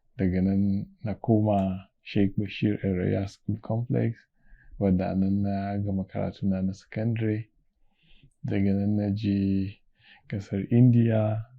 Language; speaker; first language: Hausa; native; Hausa